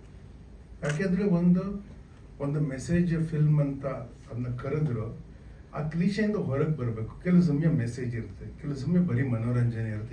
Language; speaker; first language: Kannada; native; Kannada